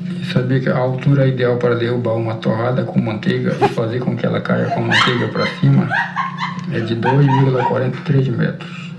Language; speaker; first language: Portuguese; native; Portuguese